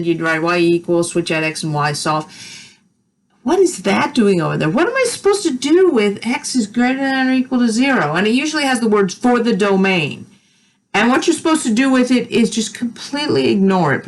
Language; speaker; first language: English; native; English